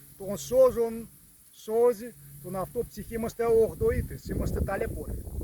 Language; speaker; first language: Greek; non-native, learner; Russian